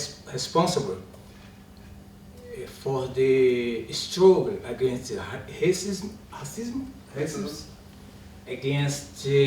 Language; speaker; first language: English; non-native, learner; Portuguese